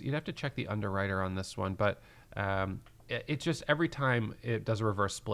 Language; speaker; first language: English; native; English